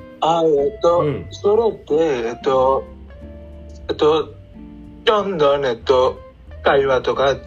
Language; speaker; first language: Japanese; non-native, learner; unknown